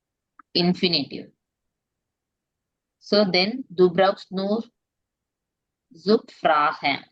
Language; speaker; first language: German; non-native, learner; Tamil